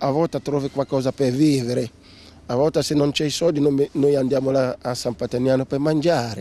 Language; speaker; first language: Italian; non-native, learner; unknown